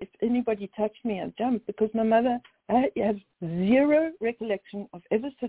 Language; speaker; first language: English; native; English